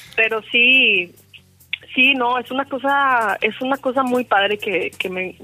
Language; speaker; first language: Spanish; native; Spanish